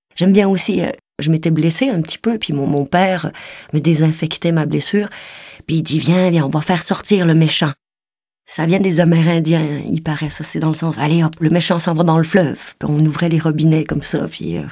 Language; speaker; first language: French; native; French